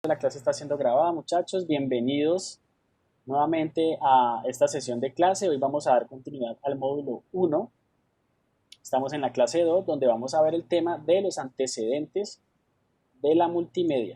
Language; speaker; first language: Spanish; native; Spanish